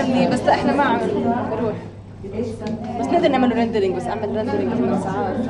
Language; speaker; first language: Arabic; native; Arabic